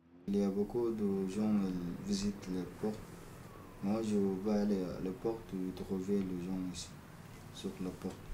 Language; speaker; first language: French; non-native, learner; Arabic